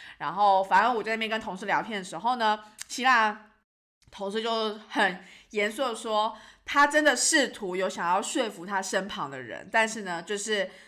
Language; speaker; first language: Chinese; native; Chinese